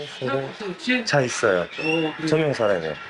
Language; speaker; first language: Korean; non-native, learner; Kazakh